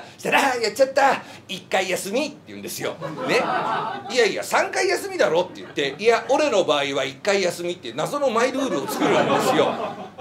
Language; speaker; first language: Japanese; native; Japanese